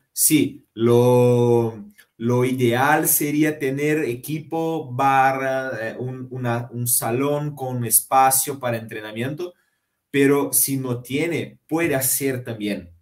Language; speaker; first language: Spanish; non-native, fluent; Portuguese